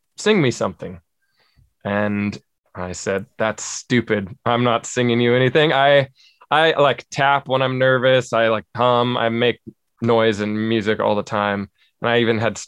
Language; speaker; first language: English; native; English